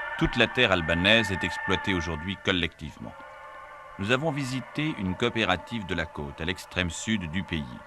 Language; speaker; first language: French; native; French